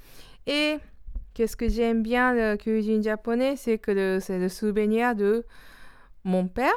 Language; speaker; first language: French; non-native, learner; Japanese